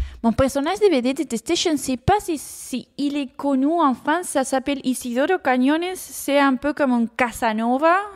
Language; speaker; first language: French; non-native, fluent; Spanish